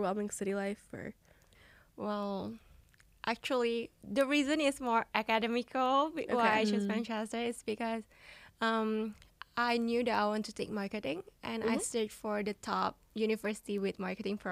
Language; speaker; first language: English; non-native, fluent; Indonesian